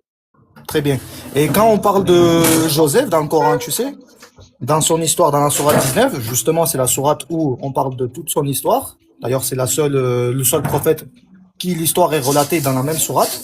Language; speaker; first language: French; native; French